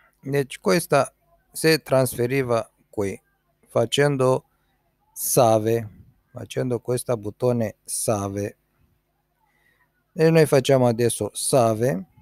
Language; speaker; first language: Italian; non-native, learner; Romanian